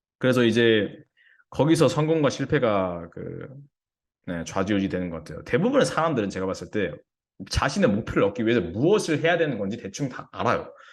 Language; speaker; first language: Korean; early bilingual, heritage; English